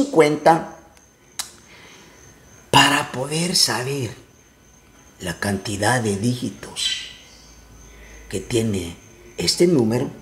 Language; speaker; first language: Spanish; native; Spanish